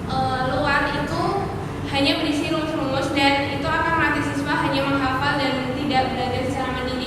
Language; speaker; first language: Indonesian; native; Indonesian